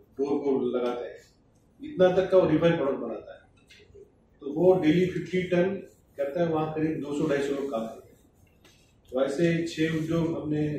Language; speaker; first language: Hindi; non-native, local second language; Bangla